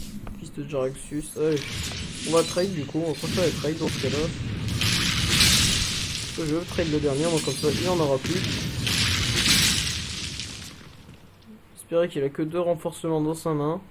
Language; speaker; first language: French; native; French